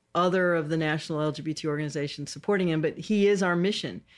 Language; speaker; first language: English; native; English